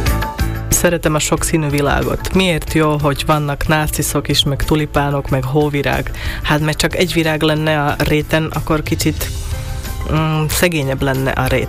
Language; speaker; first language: Hungarian; non-native, local second language; Slovak